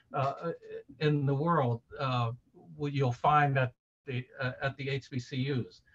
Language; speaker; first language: English; native; English